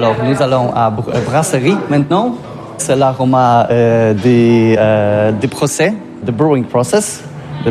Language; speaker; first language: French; non-native, learner; Polish